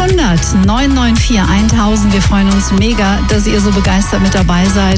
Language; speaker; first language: German; native; German